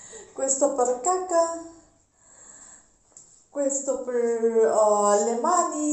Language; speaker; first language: Italian; non-native, learner; Mizo